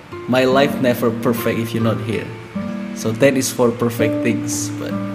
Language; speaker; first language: English; non-native, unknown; Indonesian